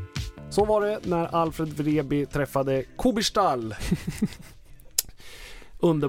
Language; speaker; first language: Swedish; native; Swedish